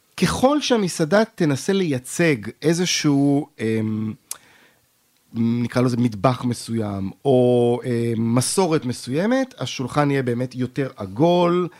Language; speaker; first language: Hebrew; native; Hebrew